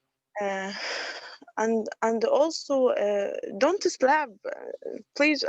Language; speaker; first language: English; non-native, learner; Arabic